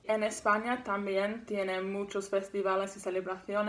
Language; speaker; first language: Spanish; non-native, learner; English